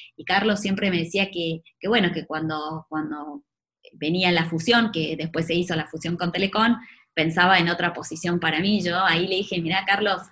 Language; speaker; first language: Spanish; native; Spanish